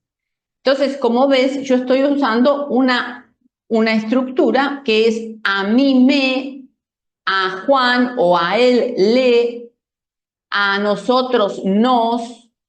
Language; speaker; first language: Spanish; non-native, fluent; Portuguese